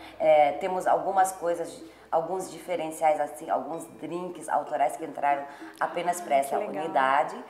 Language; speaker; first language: Portuguese; early bilingual, other home language; Arabic